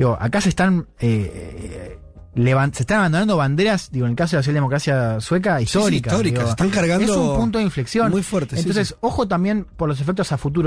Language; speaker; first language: Spanish; native; Spanish